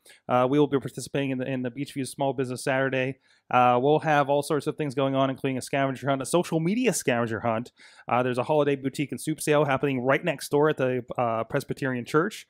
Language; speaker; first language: English; native; English